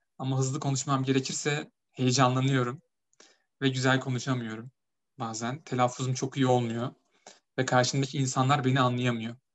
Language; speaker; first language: Turkish; native; Turkish